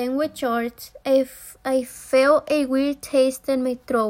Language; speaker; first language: English; early bilingual, other home language; Spanish